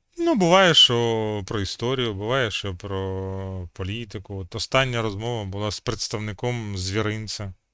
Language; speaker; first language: Ukrainian; native; Ukrainian